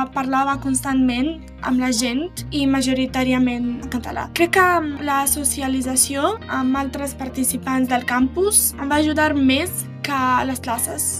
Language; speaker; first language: Catalan; non-native, fluent; Serbian